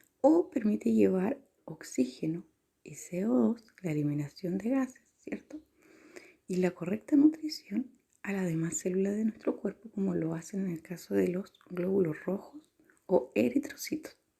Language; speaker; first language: Spanish; native; Spanish